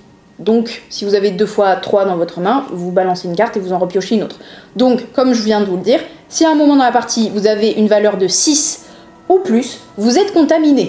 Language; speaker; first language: French; native; French